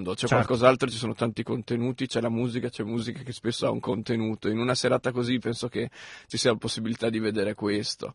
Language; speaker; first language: Italian; native; Italian